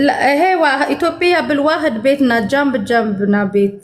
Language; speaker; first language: Arabic; non-native, learner; Amharic